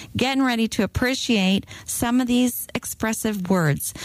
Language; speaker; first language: English; native; English